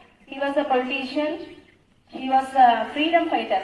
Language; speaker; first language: English; non-native, local second language; Tamil